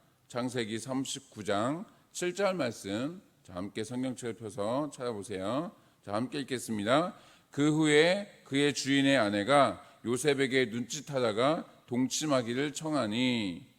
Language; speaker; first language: Korean; native; Korean